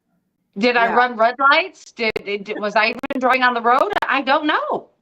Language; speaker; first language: English; native; English